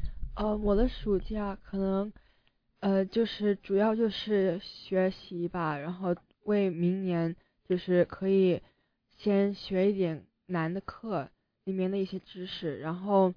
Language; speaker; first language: Chinese; early bilingual, heritage; Chinese